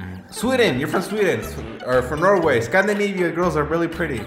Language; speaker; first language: English; native; English